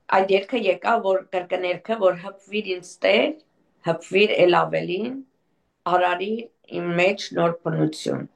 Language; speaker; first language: Armenian; native; Armenian